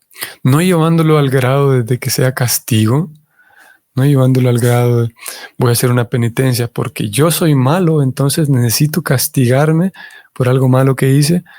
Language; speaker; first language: Spanish; native; Spanish